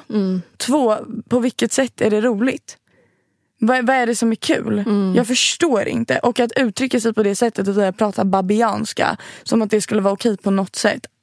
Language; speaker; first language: Swedish; native; Swedish